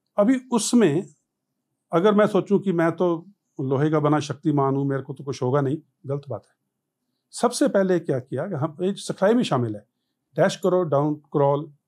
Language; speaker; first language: Hindi; non-native, local second language; Punjabi